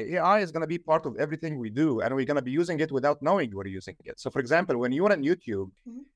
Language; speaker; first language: English; non-native, fluent; Arabic